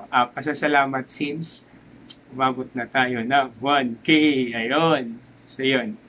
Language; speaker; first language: Filipino; non-native, local second language; Cebuano